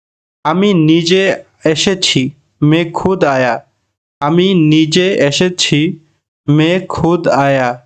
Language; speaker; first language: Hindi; non-native, learner; Bangla